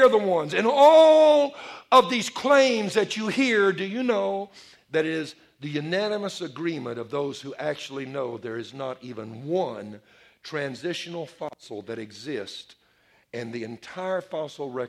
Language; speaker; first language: English; native; English